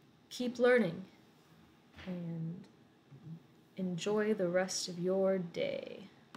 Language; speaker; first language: English; native; English